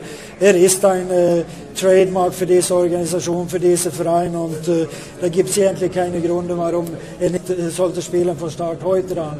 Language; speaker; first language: German; non-native, fluent; Swedish